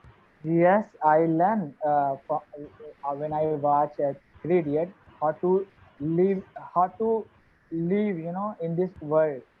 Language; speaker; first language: English; non-native, learner; Hindi